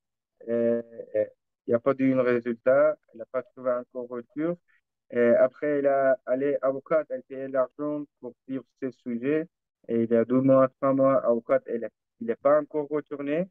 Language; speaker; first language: French; non-native, learner; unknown